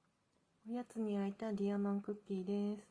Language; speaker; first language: Japanese; native; Japanese